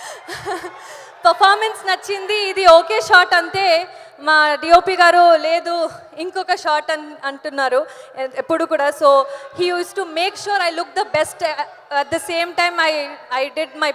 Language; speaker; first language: Telugu; non-native, learner; Kannada